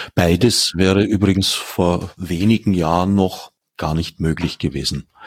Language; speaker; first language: German; native; German